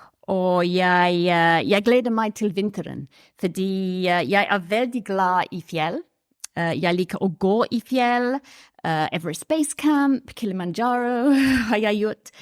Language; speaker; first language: Norwegian; non-native, fluent; English